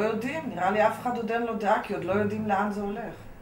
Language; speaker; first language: Hebrew; native; Hebrew